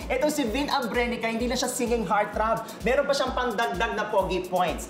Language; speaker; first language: Filipino; native; Filipino